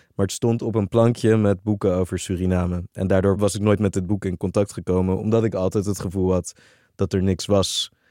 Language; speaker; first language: Dutch; native; Dutch